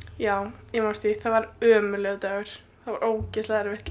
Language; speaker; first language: Icelandic; native; Icelandic